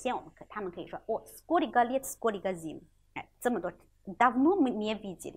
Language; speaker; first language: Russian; non-native, fluent; Chinese